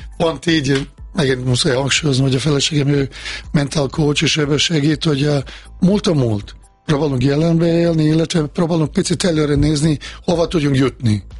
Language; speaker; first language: Hungarian; non-native, fluent; Bosnian